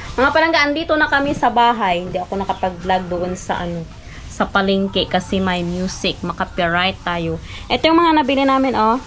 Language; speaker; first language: Filipino; non-native, local second language; Hiligaynon